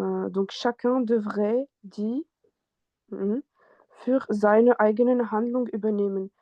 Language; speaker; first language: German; non-native, fluent; French